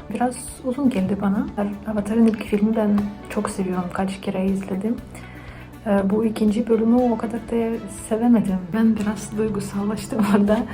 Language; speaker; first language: Turkish; non-native, learner; Russian